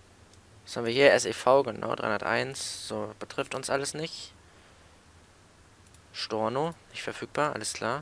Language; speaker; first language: German; native; German